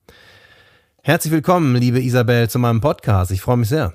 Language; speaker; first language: German; native; German